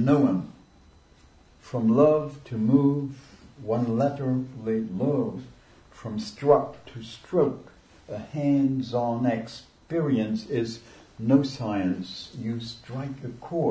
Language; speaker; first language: English; non-native, fluent; Luxembourgish